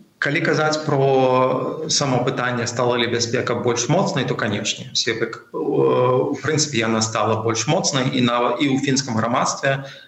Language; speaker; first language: Belarusian; non-native, local second language; Russian